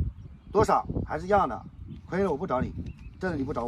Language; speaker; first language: Chinese; native; Chinese